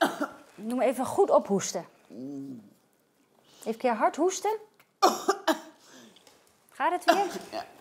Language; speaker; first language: Dutch; native; Dutch